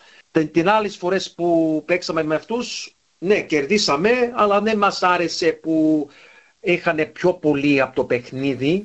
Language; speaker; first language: Greek; early bilingual, heritage; Greek